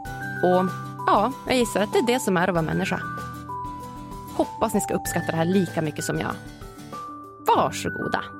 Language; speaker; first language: Swedish; native; Swedish